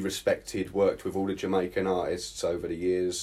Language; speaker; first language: English; native; English